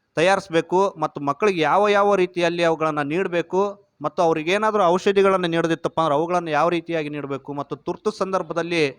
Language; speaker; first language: Kannada; native; Kannada